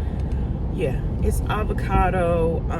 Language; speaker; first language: English; native; English